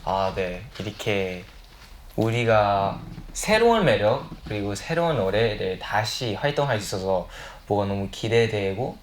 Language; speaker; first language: Korean; early bilingual, heritage; English